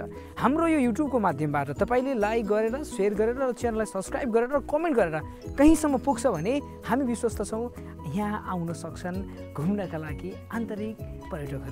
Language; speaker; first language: Nepali; native; Nepali